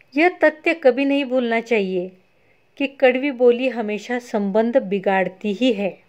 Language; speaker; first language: Hindi; non-native, local second language; Marathi